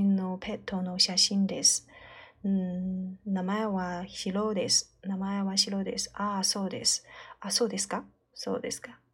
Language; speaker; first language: Japanese; non-native, learner; Chinese